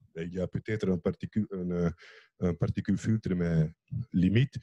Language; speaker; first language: French; non-native, fluent; Dutch